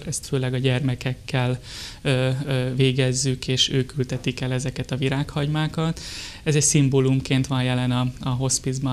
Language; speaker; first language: Hungarian; native; Hungarian